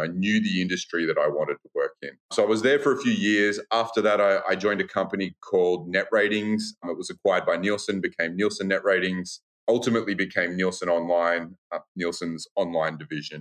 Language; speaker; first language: English; native; English